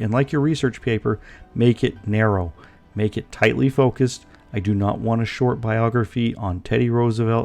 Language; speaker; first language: English; native; English